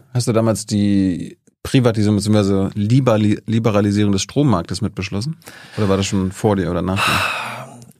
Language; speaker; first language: German; native; German